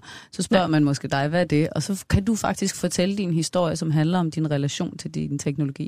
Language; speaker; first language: Danish; native; Danish